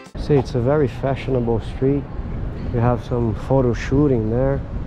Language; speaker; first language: English; non-native, fluent; Portuguese